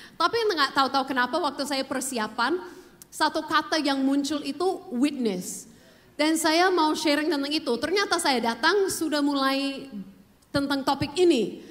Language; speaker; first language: Indonesian; non-native, fluent; English